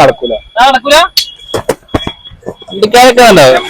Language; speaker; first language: Malayalam; native; Malayalam